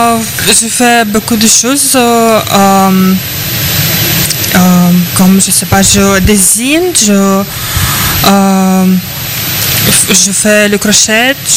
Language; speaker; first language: French; non-native, learner; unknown